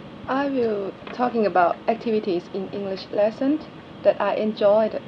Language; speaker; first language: English; non-native, learner; Thai